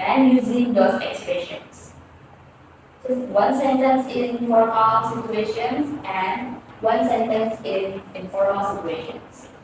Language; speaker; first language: English; non-native, fluent; Indonesian